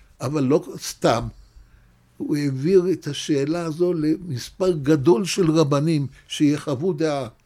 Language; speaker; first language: Hebrew; native; Hebrew